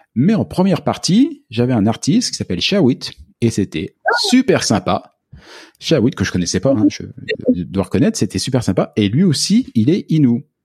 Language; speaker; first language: French; native; French